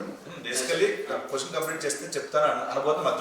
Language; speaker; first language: Telugu; native; Telugu